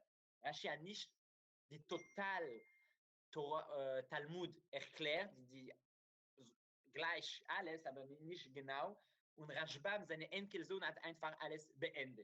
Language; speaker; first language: German; non-native, learner; Hebrew